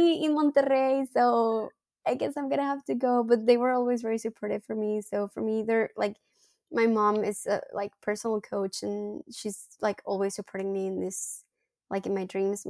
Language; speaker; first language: English; non-native, fluent; Spanish